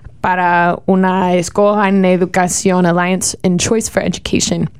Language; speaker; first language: Spanish; non-native, learner; English